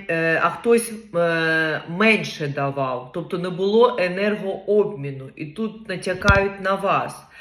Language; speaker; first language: Ukrainian; non-native, local second language; Russian